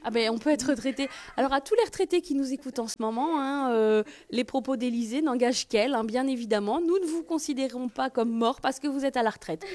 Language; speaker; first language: French; native; French